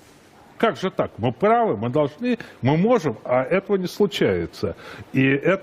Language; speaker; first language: Russian; native; Russian